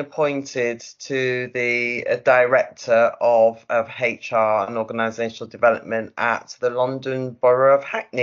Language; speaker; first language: English; native; English